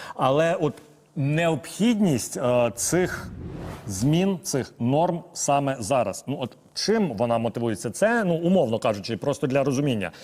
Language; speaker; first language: Ukrainian; native; Ukrainian